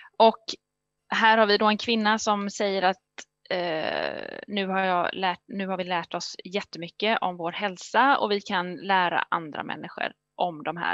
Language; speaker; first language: Swedish; native; Swedish